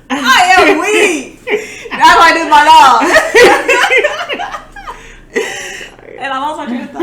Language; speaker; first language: English; native; English